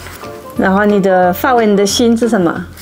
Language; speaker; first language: Chinese; non-native, fluent; French